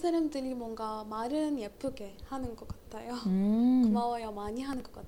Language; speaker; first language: Korean; non-native, learner; Arabic